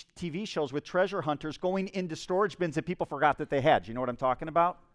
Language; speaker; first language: English; native; English